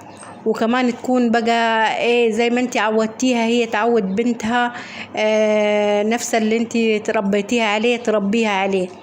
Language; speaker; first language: Arabic; native; Arabic